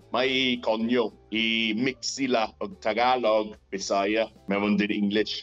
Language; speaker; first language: Filipino; non-native, learner; English